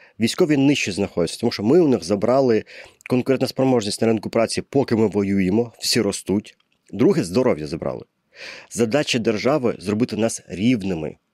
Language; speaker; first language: Ukrainian; non-native, local second language; Russian